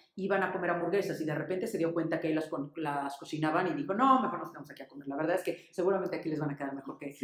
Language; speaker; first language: Spanish; native; Spanish